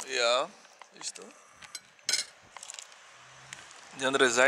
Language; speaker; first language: German; non-native, learner; Portuguese